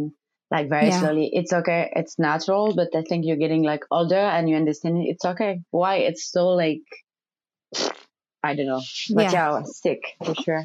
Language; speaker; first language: English; non-native, learner; French